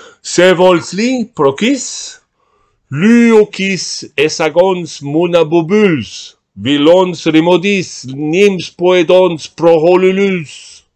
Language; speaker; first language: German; non-native, fluent; Portuguese